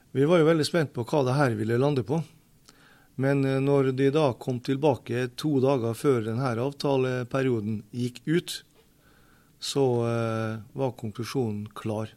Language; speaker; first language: Norwegian; native; Norwegian